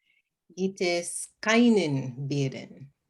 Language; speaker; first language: German; non-native, learner; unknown